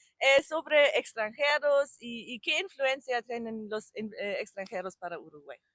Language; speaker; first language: Spanish; non-native, learner; German